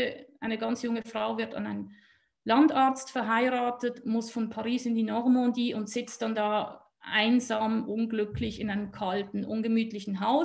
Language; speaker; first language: German; native; German